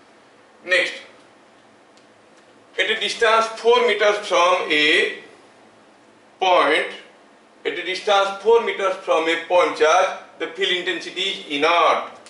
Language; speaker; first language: English; non-native, local second language; Hindi